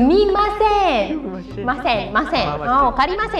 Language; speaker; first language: Malay; native; Malay